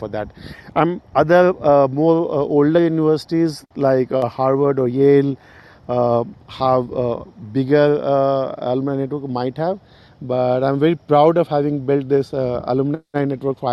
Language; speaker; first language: English; non-native, local second language; Hindi